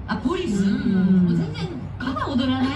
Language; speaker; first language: Japanese; native; Japanese